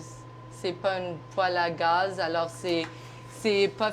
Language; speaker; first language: French; non-native, local second language; English